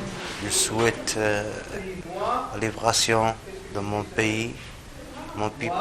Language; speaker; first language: French; non-native, learner; Arabic